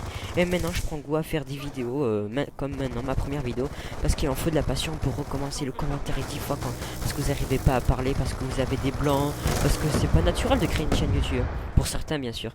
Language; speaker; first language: French; native; French